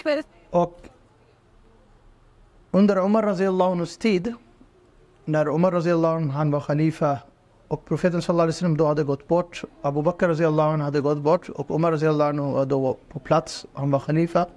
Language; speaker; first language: Swedish; non-native, fluent; Urdu